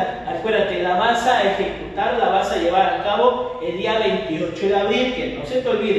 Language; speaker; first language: Spanish; native; Spanish